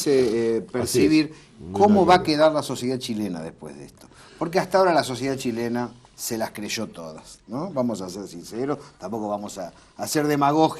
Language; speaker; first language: Spanish; native; Spanish